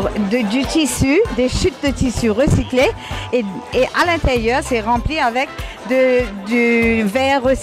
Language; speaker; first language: French; non-native, local second language; Morisyen